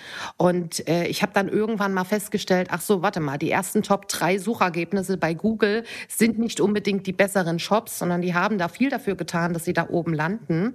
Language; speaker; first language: German; native; German